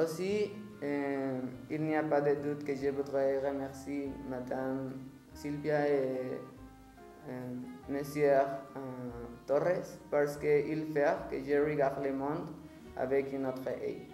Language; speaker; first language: French; non-native, learner; Spanish